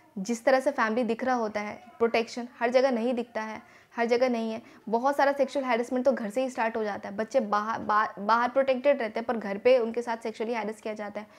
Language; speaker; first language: Hindi; native; Hindi